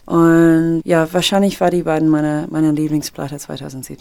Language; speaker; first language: German; non-native, fluent; English